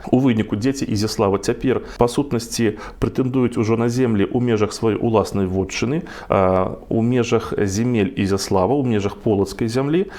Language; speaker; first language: Belarusian; non-native, local second language; Russian